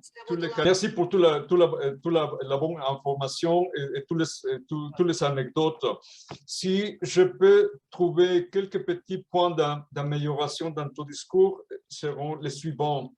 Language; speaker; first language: French; non-native, fluent; Spanish